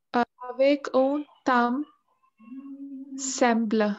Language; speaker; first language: French; non-native, learner; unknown